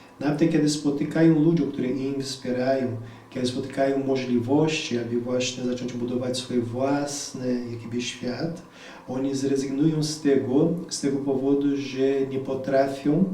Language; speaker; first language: Polish; non-native, fluent; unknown